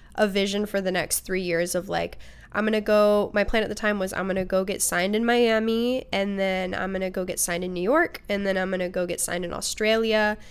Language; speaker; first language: English; native; English